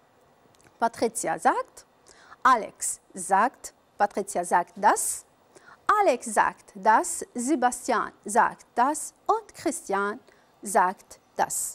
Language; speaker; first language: German; non-native, fluent; Arabic